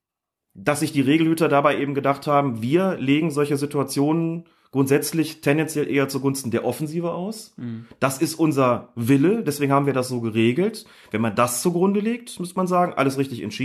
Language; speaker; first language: German; native; German